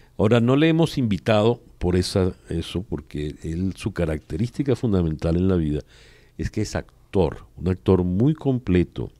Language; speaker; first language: Spanish; native; Spanish